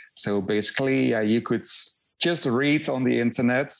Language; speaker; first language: English; non-native, fluent; Dutch